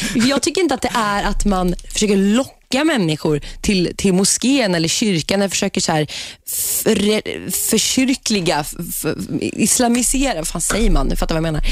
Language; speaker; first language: Swedish; native; Swedish